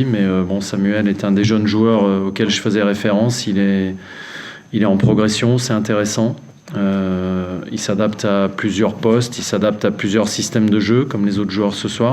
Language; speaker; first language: French; native; French